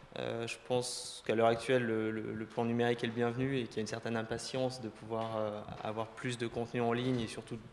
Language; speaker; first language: French; native; French